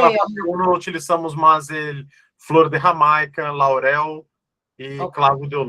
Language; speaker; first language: Spanish; non-native, learner; Portuguese